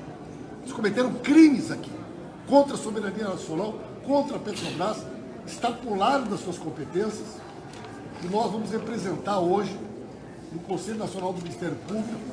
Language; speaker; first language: Portuguese; native; Portuguese